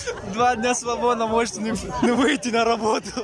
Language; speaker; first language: Russian; non-native, fluent; Tajik